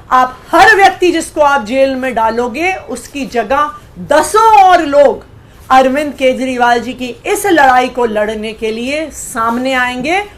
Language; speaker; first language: Hindi; native; Hindi